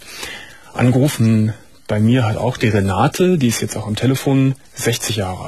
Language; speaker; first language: German; native; German